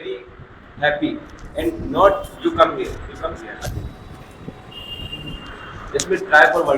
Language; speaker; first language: English; non-native, learner; Hindi